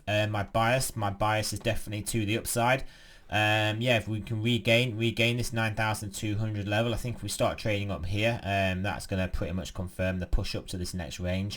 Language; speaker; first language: English; native; English